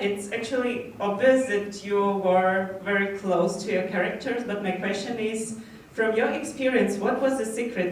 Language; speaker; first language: English; non-native, fluent; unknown